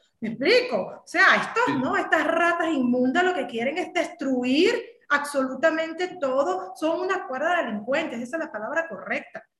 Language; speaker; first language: Spanish; native; Spanish